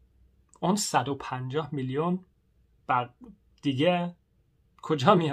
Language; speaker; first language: Persian; non-native, learner; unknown